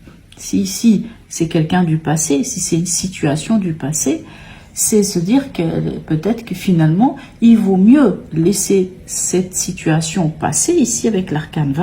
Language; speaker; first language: French; native; French